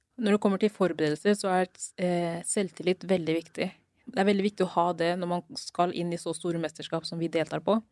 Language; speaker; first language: Norwegian; early bilingual, other home language; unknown